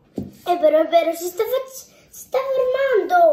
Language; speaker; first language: Italian; early bilingual, heritage; Italian